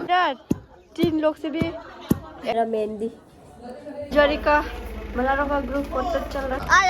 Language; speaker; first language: Hindi; non-native, local second language; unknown